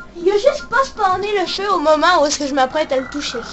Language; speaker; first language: French; native; French